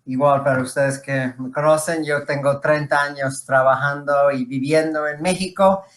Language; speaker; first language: Spanish; non-native, fluent; English